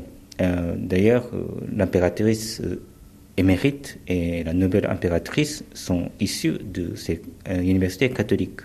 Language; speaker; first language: French; early bilingual, other home language; Japanese